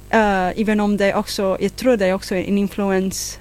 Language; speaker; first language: Swedish; non-native, fluent; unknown